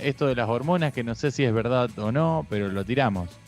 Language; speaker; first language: Spanish; native; Spanish